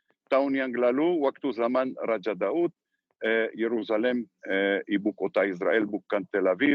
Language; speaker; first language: Indonesian; non-native, learner; Hebrew